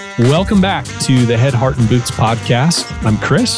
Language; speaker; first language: English; native; English